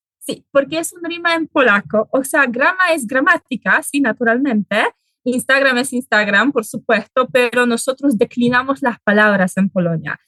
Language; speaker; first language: Spanish; non-native, fluent; Polish